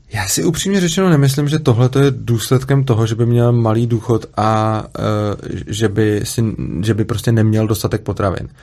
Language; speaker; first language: Czech; native; Czech